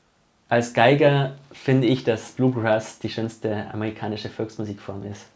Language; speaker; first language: German; native; German